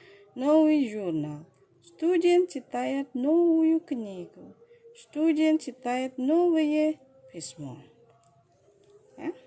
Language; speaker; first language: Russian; non-native, fluent; Indonesian